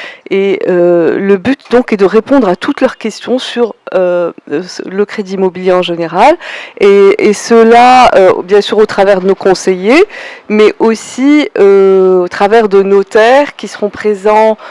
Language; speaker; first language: French; non-native, local second language; Arabic